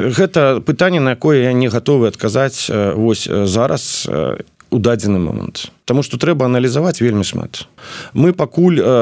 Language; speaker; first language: Belarusian; non-native, local second language; Russian